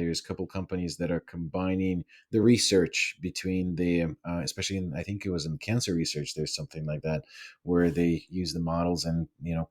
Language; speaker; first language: English; non-native, fluent; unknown